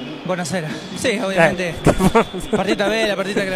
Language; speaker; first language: Italian; non-native, fluent; French